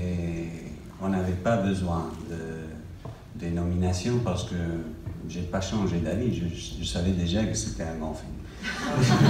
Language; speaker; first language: French; non-native, fluent; English